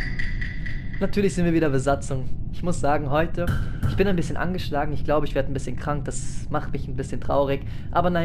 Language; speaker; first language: German; native; German